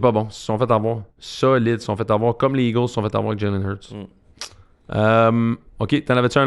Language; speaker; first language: French; native; French